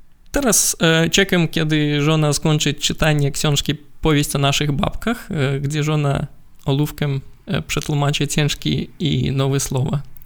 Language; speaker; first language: Polish; non-native, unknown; Belarusian